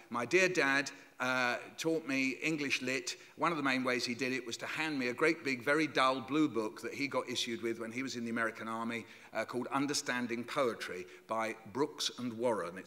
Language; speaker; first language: English; native; English